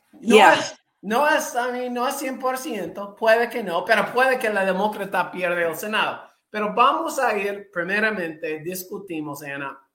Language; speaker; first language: Spanish; non-native, fluent; English